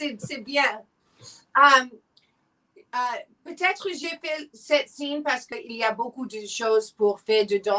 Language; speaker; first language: French; non-native, learner; English